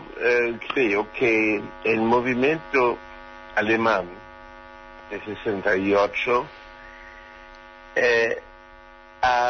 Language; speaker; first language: Spanish; non-native, learner; German